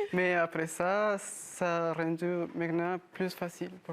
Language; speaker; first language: French; non-native, learner; Spanish